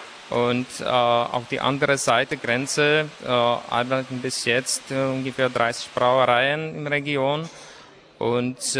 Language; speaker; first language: German; non-native, fluent; Czech